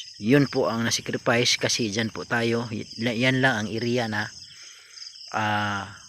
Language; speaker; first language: Filipino; non-native, local second language; Cebuano